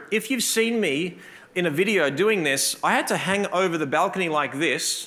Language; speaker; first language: English; native; English